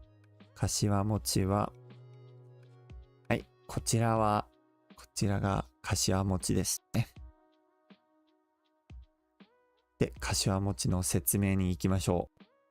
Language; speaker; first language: Japanese; non-native, fluent; English